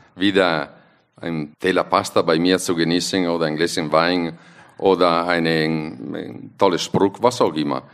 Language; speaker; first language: German; non-native, fluent; Italian